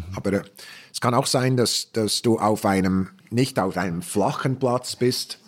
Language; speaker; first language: German; native; German